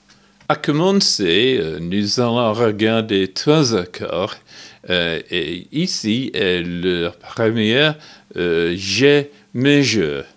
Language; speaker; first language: French; non-native, learner; English